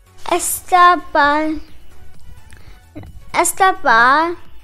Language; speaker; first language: Spanish; non-native, learner; English